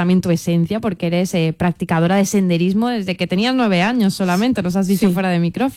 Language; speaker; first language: Spanish; native; Spanish